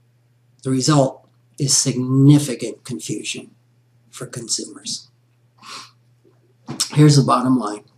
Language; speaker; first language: English; native; English